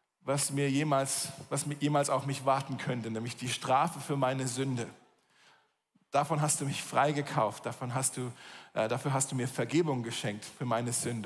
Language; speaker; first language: German; native; German